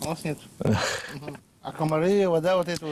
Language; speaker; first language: Russian; native; Russian